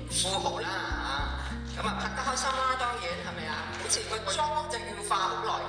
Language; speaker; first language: Cantonese; native; Cantonese